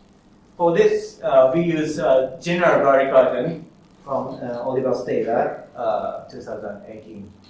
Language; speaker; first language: English; non-native, fluent; Japanese